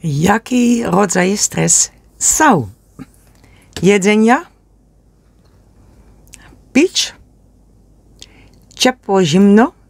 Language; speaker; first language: Polish; non-native, learner; Dutch